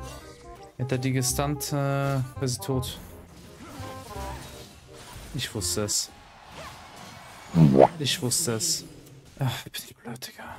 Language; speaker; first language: German; native; German